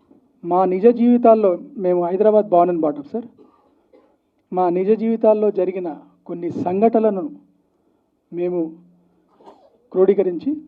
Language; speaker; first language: Telugu; native; Telugu